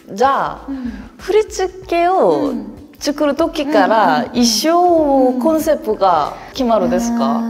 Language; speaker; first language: Japanese; non-native, learner; Korean